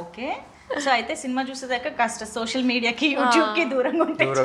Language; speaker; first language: Telugu; native; Telugu